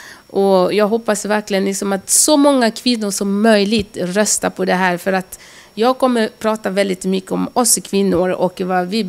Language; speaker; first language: Swedish; early bilingual, other home language; Lingala